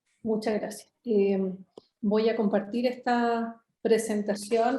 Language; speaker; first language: Spanish; native; Spanish